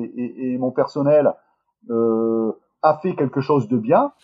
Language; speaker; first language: French; native; French